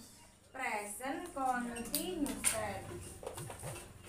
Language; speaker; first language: English; non-native, learner; Indonesian